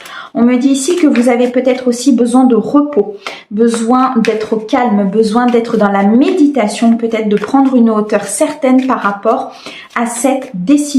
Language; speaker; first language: French; native; French